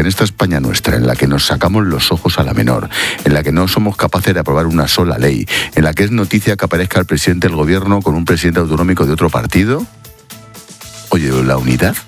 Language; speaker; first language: Spanish; native; Spanish